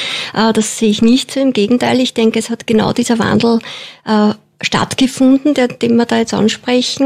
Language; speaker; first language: German; native; German